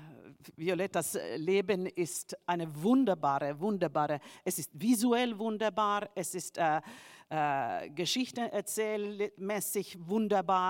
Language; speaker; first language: German; non-native, fluent; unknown